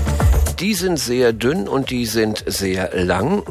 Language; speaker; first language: German; native; German